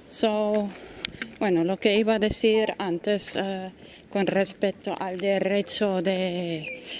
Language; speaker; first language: Spanish; non-native, fluent; German